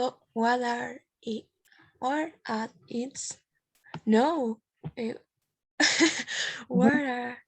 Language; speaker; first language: English; non-native, learner; Spanish